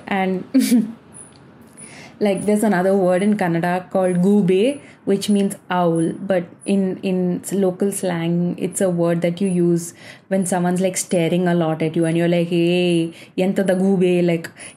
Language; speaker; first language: English; non-native, local second language; Malayalam